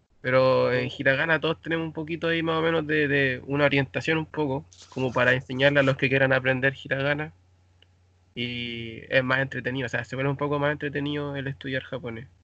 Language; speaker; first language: Spanish; native; Spanish